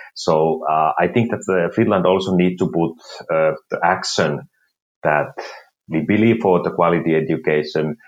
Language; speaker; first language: English; non-native, fluent; Finnish